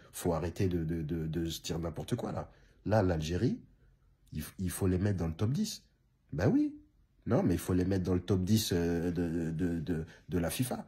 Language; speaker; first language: French; native; French